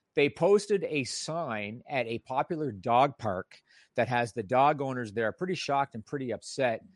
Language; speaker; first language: English; native; English